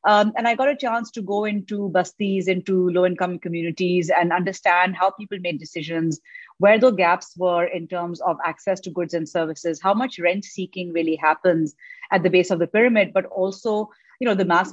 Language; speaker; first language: English; non-native, local second language; Urdu